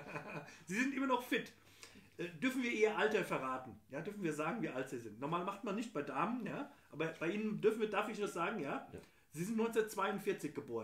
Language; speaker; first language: German; native; German